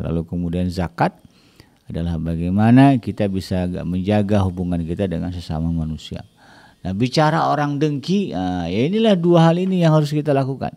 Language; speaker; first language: Indonesian; native; Indonesian